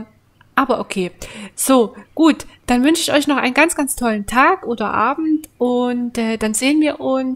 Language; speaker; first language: German; native; German